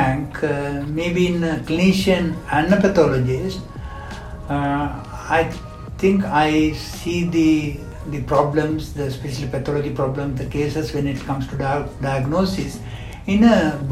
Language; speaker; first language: English; non-native, local second language; Sinhala